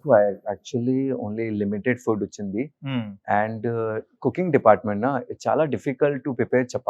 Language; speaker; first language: Telugu; non-native, local second language; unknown